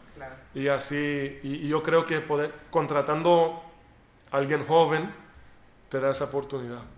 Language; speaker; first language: Spanish; early bilingual, heritage; Spanish